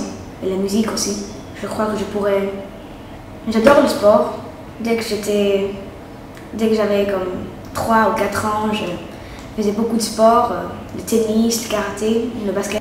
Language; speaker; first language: French; non-native, fluent; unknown